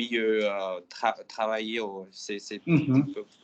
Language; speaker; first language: French; non-native, fluent; Portuguese